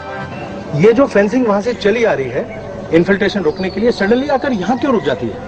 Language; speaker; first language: Hindi; native; Hindi